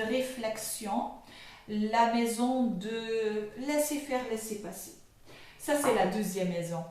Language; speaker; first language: French; non-native, fluent; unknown